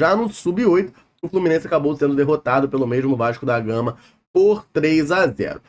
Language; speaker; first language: Portuguese; native; Portuguese